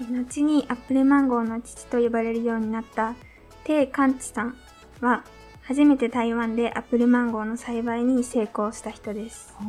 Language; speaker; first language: Japanese; native; Japanese